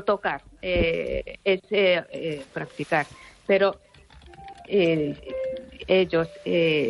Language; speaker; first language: Spanish; non-native, fluent; Japanese